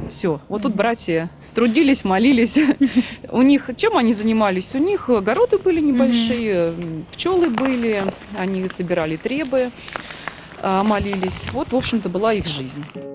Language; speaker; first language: Russian; native; Russian